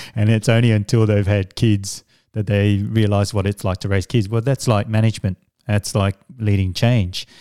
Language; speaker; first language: English; early bilingual, other home language; Samoan